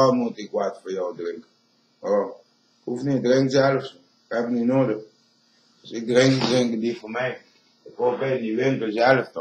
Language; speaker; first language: Dutch; non-native, local second language; Papiamento